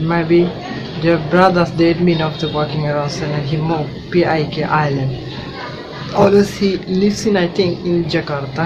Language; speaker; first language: English; non-native, learner; Bangla